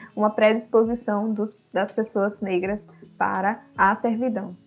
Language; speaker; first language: Portuguese; early bilingual, other home language; Upper Guinea Crioulo